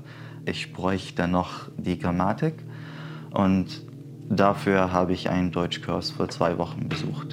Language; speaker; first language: German; non-native, fluent; Arabic